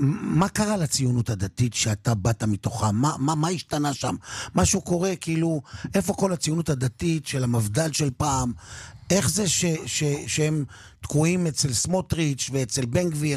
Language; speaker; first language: Hebrew; native; Hebrew